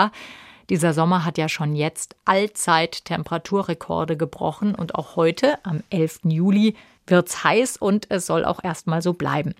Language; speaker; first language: German; native; German